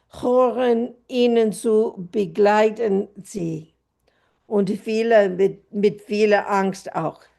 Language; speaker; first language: German; non-native, fluent; English